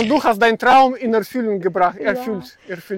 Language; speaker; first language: German; non-native, fluent; Russian